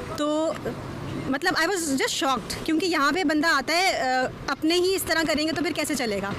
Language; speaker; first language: Urdu; native; Urdu